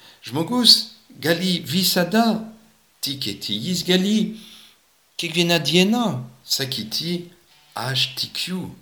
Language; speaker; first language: Lithuanian; non-native, fluent; French